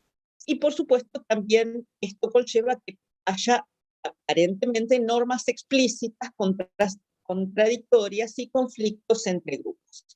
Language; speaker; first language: Spanish; native; Spanish